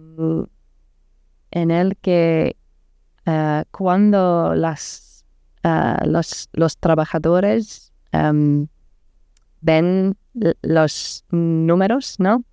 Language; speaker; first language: Spanish; non-native, learner; English